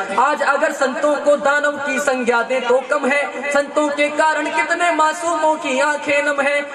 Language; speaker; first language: Hindi; native; Hindi